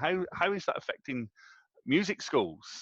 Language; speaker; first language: English; native; English